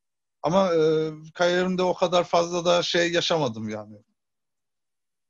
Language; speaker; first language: Turkish; early bilingual, heritage; Turkish